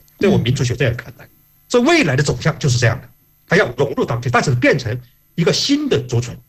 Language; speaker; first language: Chinese; non-native, local second language; Hakka Chinese